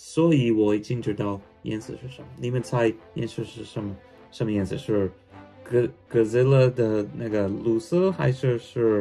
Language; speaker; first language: Chinese; non-native, fluent; English